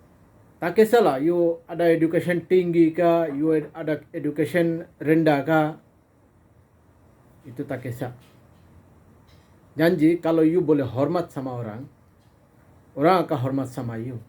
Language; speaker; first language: Indonesian; non-native, fluent; Bangla